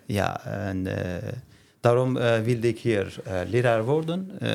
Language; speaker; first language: Dutch; non-native, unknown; Turkish